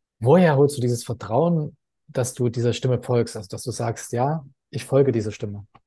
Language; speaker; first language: German; native; German